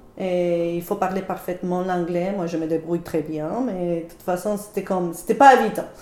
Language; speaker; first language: French; non-native, fluent; Spanish